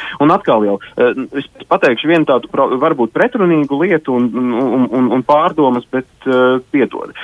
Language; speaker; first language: Latvian; native; Latvian